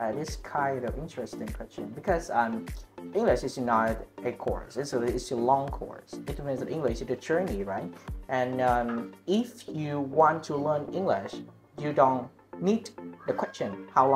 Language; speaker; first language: English; non-native, learner; Vietnamese